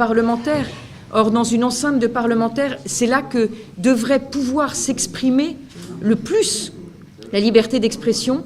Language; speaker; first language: French; native; French